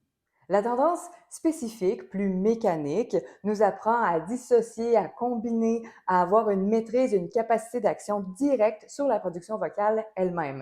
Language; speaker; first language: French; native; French